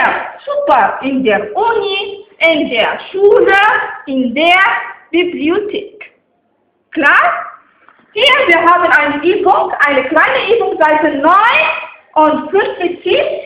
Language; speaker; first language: German; non-native, fluent; Arabic